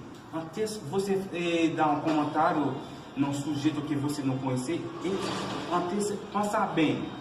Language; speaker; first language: Portuguese; non-native, learner; Haitian Creole